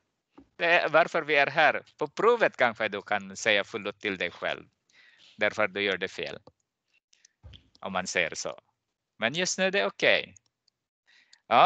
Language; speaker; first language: Swedish; non-native, fluent; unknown